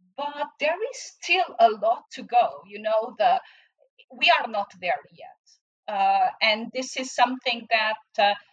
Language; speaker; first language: English; non-native, fluent; Portuguese